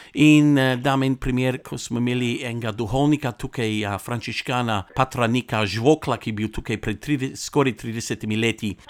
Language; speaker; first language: Slovenian; early bilingual, heritage; English